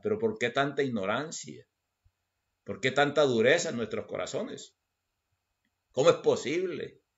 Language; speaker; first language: Spanish; native; Spanish